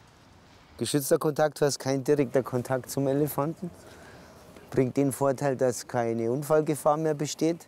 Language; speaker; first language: German; native; German